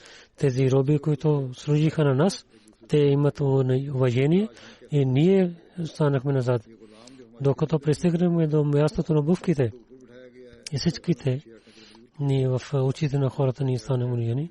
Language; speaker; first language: Bulgarian; non-native, learner; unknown